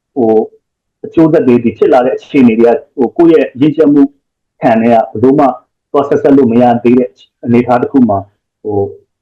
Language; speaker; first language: Burmese; native; Burmese